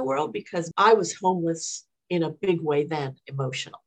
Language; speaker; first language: English; native; English